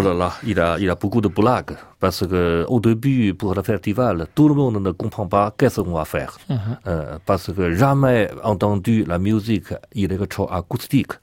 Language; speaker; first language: French; non-native, learner; Chinese